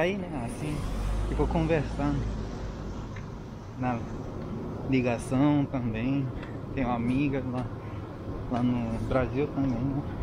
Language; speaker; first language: Portuguese; non-native, fluent; Japanese